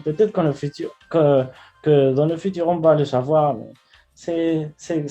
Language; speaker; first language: French; non-native, fluent; Spanish